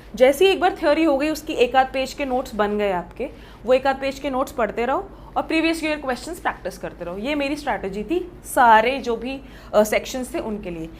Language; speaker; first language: Hindi; native; Hindi